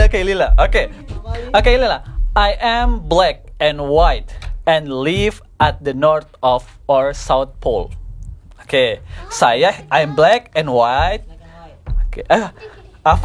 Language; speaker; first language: English; non-native, learner; Indonesian